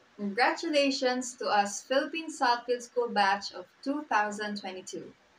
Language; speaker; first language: English; non-native, local second language; Cebuano